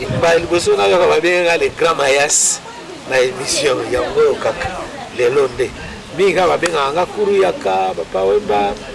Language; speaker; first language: Lingala; native; Lingala